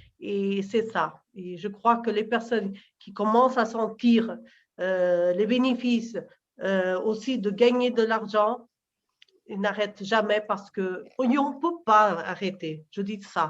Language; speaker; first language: French; non-native, fluent; Portuguese